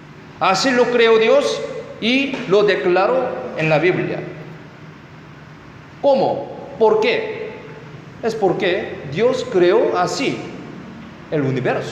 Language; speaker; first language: Spanish; non-native, fluent; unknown